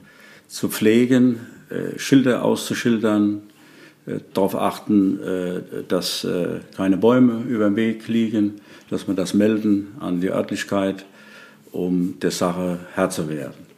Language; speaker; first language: German; native; German